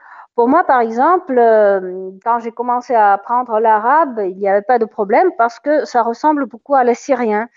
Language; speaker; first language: French; non-native, fluent; Russian